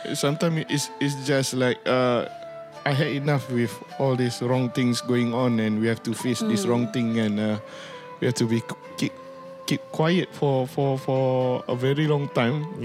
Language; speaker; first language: English; non-native, local second language; Malay